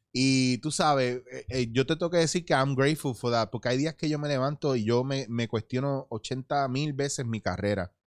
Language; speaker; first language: Spanish; native; Spanish